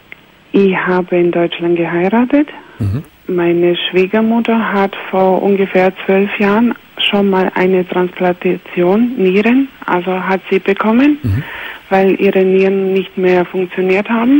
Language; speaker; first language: German; non-native, fluent; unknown